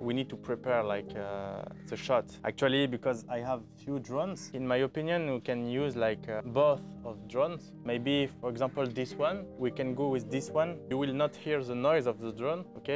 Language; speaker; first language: English; non-native, learner; French